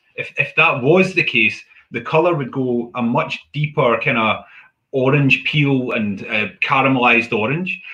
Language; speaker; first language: English; native; English